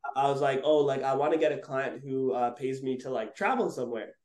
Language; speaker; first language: English; native; English